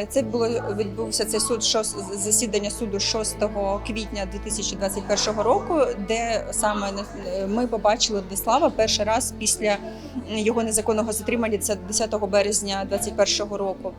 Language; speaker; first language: Ukrainian; native; Ukrainian